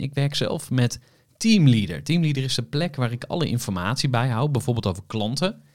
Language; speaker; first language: Dutch; native; Dutch